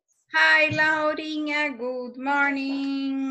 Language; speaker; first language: English; non-native, fluent; Portuguese